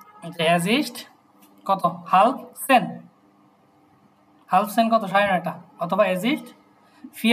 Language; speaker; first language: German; non-native, fluent; Bangla